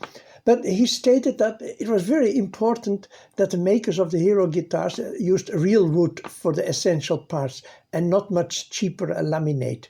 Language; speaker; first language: English; non-native, fluent; Dutch